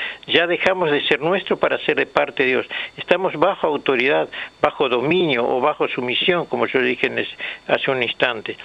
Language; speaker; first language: Spanish; native; Spanish